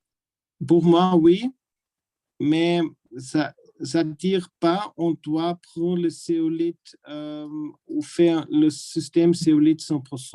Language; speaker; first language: French; non-native, learner; German